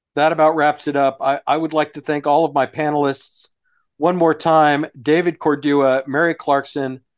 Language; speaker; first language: English; native; English